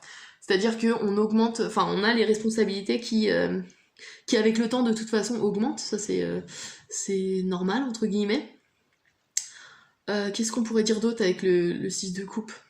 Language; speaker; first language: French; native; French